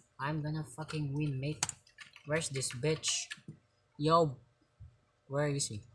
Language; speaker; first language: English; non-native, local second language; Filipino